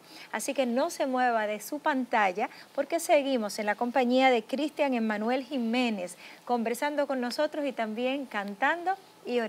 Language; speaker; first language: Spanish; native; Spanish